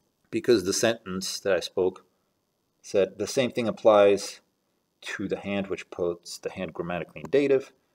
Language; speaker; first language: English; native; English